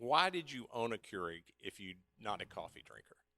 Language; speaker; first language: English; native; English